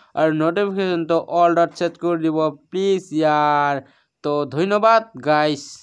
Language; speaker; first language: Assamese; non-native, local second language; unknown